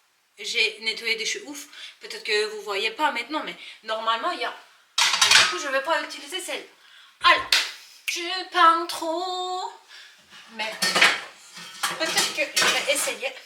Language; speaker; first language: French; non-native, learner; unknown